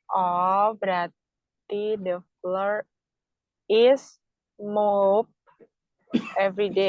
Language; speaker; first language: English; non-native, learner; Indonesian